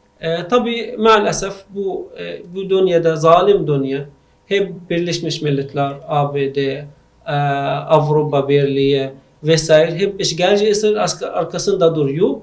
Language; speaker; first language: Turkish; non-native, learner; Arabic